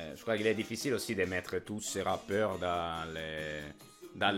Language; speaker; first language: French; non-native, fluent; Italian